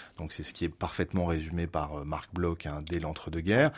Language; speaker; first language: French; native; French